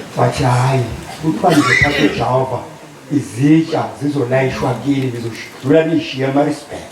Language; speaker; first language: Zulu; native; Zulu